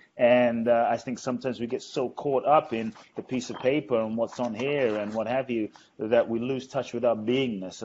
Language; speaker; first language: English; native; English